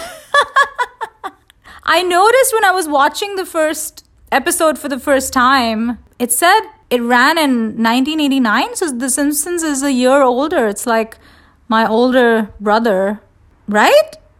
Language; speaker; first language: English; non-native, local second language; Hindi